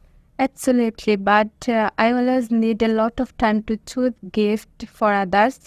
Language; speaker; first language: English; non-native, learner; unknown